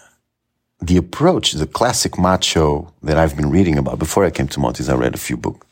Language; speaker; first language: English; non-native, fluent; Portuguese